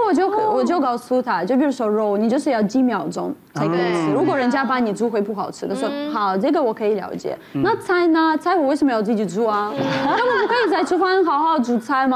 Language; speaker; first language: Chinese; non-native, fluent; Russian